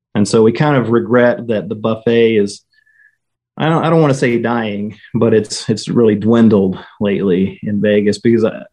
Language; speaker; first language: English; native; English